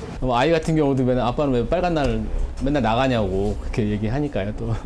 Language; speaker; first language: Korean; native; Korean